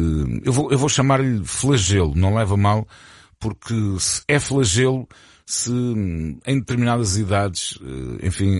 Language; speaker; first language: Portuguese; native; Portuguese